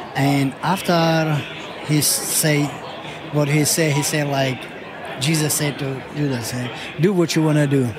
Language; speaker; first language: English; non-native, learner; Ukrainian